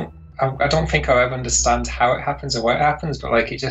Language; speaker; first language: English; native; English